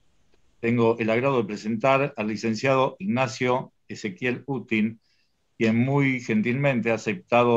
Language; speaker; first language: Spanish; native; Spanish